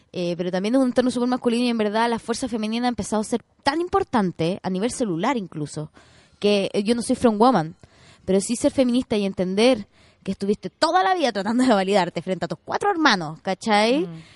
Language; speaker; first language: Spanish; native; Spanish